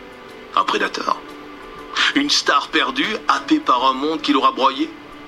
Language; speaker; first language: French; native; French